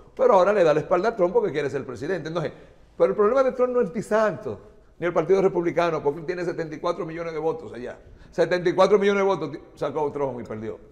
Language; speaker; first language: Spanish; native; Spanish